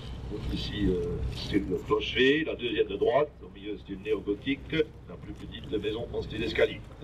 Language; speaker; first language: French; non-native, local second language; Dutch